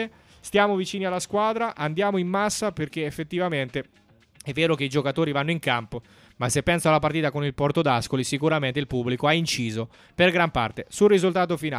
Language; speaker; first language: Italian; native; Italian